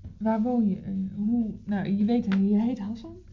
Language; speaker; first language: Dutch; native; Dutch